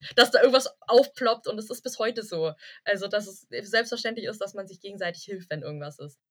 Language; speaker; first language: German; early bilingual, other home language; Vietnamese